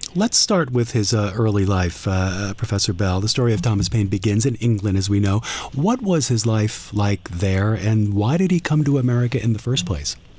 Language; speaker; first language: English; native; English